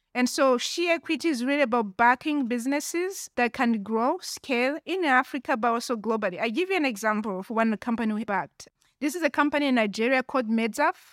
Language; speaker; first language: English; non-native, local second language; Kinyarwanda